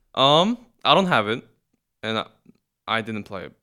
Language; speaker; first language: English; non-native, fluent; Korean